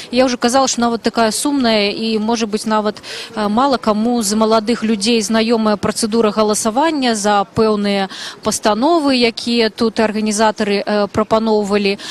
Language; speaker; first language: Belarusian; native; Belarusian